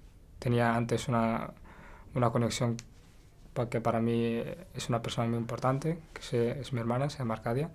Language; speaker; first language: Spanish; non-native, local second language; Arabic